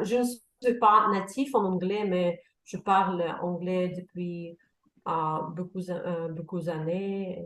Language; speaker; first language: French; non-native, learner; Russian